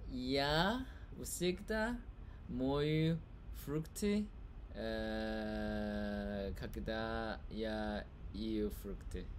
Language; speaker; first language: Russian; non-native, learner; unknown